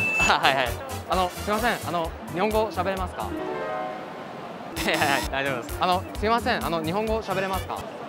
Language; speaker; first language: Japanese; non-native, fluent; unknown